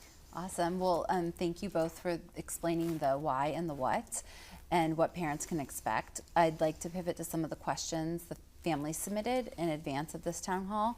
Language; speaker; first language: English; native; English